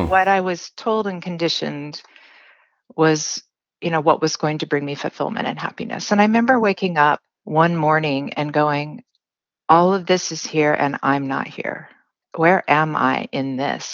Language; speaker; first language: English; native; English